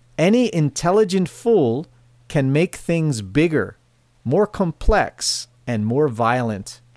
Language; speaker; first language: English; native; English